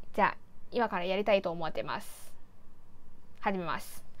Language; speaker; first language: Japanese; non-native, fluent; Chinese